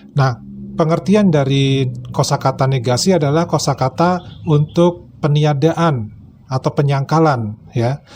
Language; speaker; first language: Indonesian; native; Indonesian